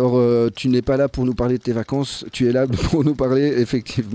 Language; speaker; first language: French; native; French